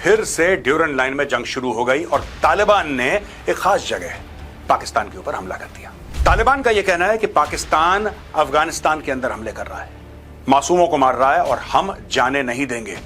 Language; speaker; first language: Hindi; native; Hindi